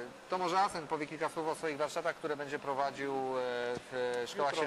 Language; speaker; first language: Polish; native; Polish